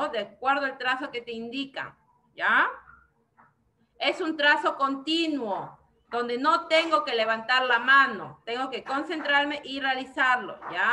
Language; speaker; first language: Spanish; native; Spanish